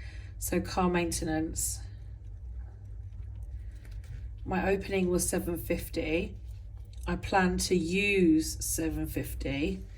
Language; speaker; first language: English; native; English